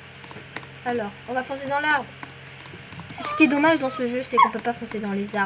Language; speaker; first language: French; native; French